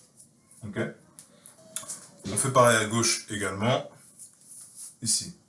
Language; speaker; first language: French; native; French